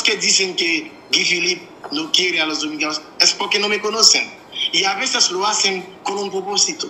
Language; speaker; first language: Spanish; non-native, fluent; Haitian Creole